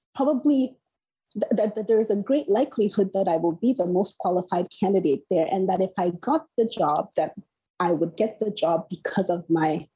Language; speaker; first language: English; non-native, local second language; Igbo